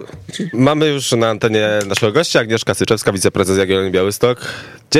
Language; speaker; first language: Polish; native; Polish